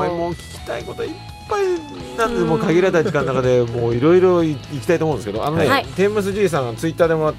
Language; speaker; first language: Japanese; native; Japanese